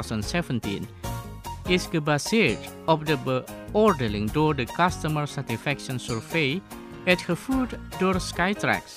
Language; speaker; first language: Dutch; non-native, fluent; Indonesian